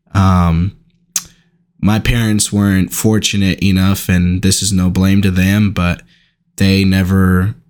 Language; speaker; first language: English; native; English